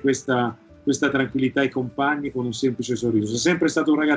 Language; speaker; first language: Italian; native; Italian